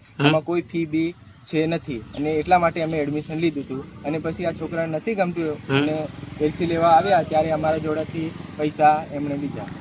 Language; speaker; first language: Gujarati; non-native, local second language; Bhili